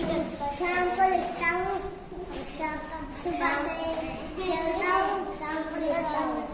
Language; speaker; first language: Hindi; non-native, local second language; Kashmiri